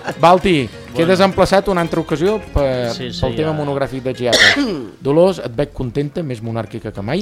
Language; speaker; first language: Catalan; native; Catalan